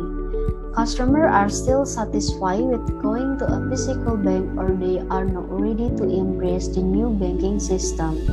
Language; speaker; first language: English; non-native, learner; Indonesian